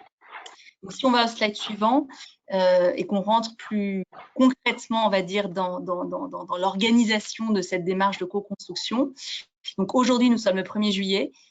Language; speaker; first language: French; native; French